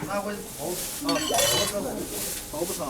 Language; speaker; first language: Chinese; native; Chinese